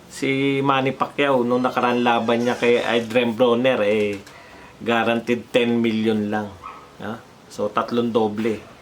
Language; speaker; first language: Filipino; native; Filipino